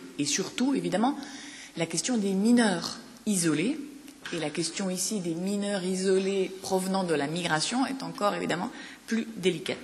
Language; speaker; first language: French; native; French